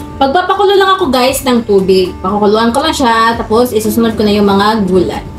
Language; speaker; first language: Filipino; non-native, local second language; Cebuano